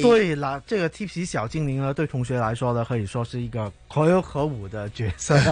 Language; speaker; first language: Chinese; non-native, local second language; Cantonese